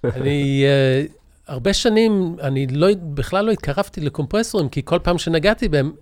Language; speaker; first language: Hebrew; early bilingual, other home language; English